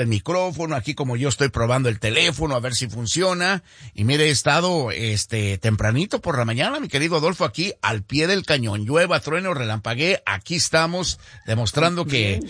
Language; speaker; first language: Spanish; native; Spanish